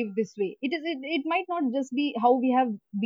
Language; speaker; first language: English; non-native, local second language; Hindi